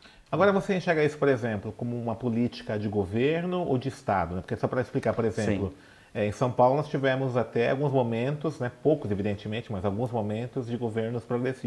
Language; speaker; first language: Portuguese; native; Portuguese